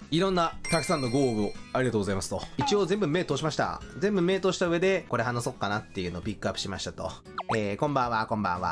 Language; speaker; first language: Japanese; native; Japanese